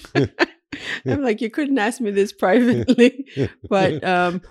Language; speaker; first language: English; early bilingual, other home language; Haitian Creole